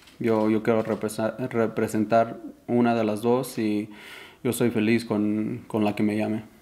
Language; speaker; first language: Spanish; early bilingual, heritage; Spanish